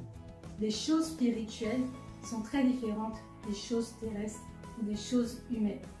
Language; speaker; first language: French; native; French